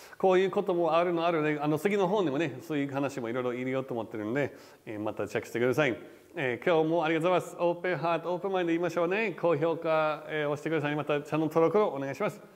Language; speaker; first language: Japanese; non-native, fluent; English